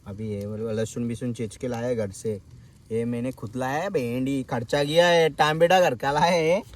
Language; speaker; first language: Hindi; non-native, local second language; Marathi